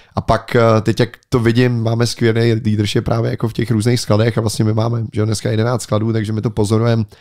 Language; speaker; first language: Czech; native; Czech